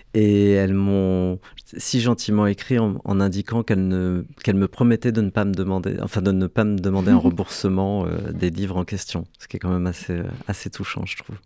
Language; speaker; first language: French; early bilingual, other home language; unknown